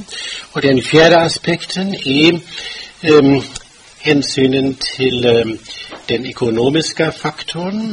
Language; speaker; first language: Swedish; non-native, fluent; German